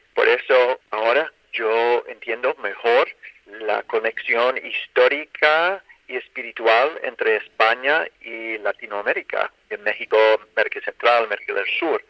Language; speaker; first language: Spanish; non-native, fluent; English